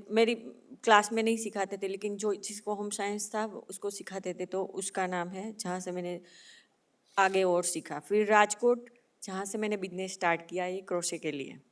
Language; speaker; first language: Hindi; non-native, local second language; Gujarati